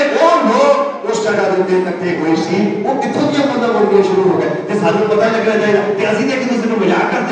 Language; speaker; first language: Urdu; non-native, local second language; Punjabi